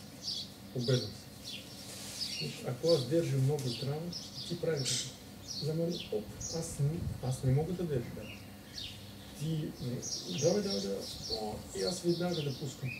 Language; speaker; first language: Bulgarian; non-native, learner; Russian